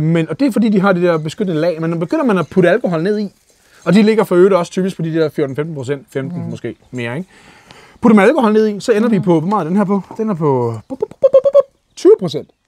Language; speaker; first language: Danish; native; Danish